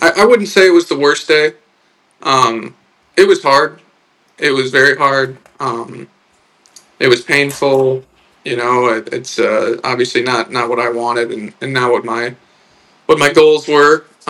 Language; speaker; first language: English; native; English